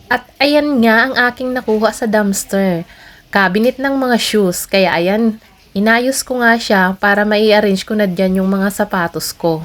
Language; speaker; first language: Filipino; native; Filipino